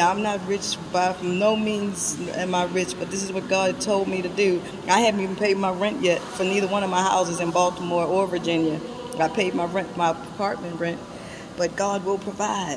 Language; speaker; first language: English; native; English